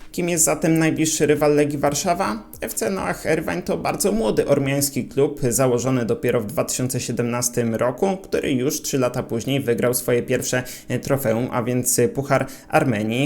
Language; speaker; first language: Polish; native; Polish